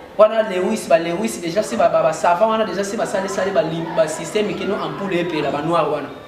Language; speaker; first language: Lingala; non-native, local second language; Kongo